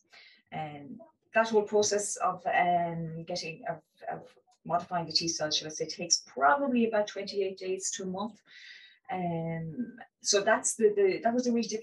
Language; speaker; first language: English; native; English